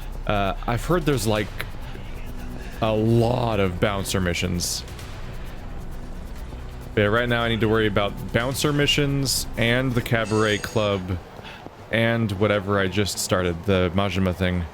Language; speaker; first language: English; native; English